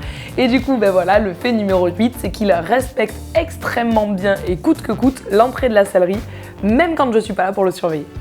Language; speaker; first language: French; native; French